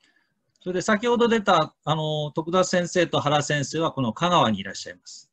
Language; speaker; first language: Japanese; native; Japanese